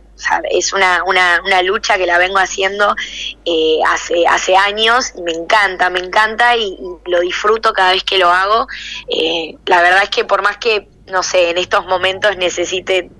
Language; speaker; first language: Spanish; non-native, local second language; Portuguese